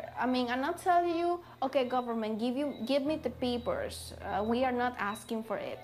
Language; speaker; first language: English; non-native, fluent; Spanish